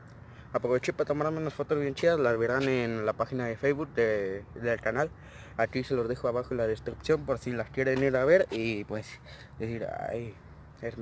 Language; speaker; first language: Spanish; native; Spanish